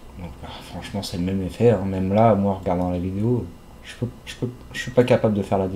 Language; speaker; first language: French; native; French